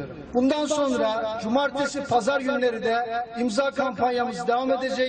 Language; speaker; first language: Turkish; native; Turkish